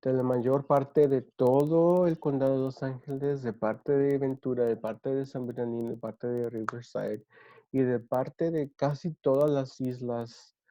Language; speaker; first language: Spanish; early bilingual, other home language; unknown